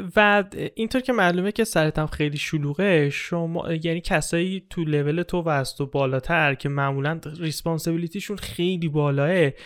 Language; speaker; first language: Persian; native; Persian